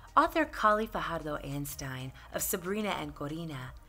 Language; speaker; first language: English; native; English